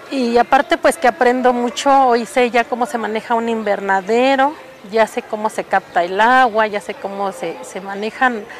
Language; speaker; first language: Spanish; native; Spanish